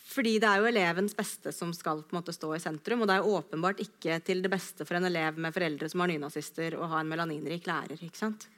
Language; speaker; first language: Norwegian; native; Norwegian